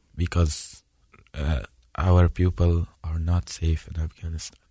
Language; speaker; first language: English; non-native, fluent; Persian